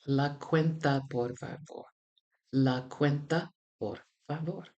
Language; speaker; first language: Spanish; non-native, learner; English